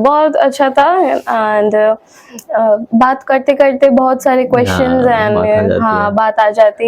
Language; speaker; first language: Hindi; non-native, learner; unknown